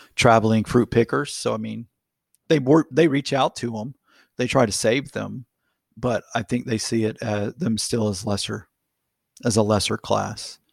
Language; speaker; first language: English; native; English